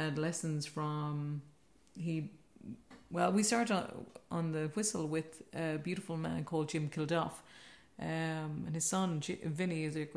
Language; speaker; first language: English; native; English